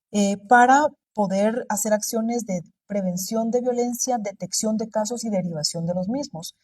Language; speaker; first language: Spanish; native; Spanish